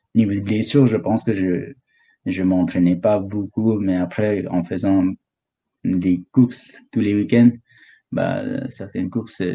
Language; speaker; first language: French; non-native, fluent; Nepali